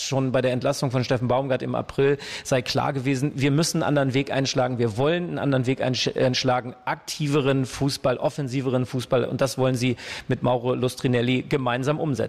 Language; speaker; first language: German; native; German